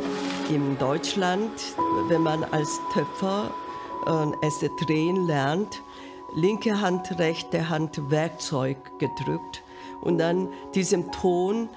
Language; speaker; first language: German; non-native, fluent; Korean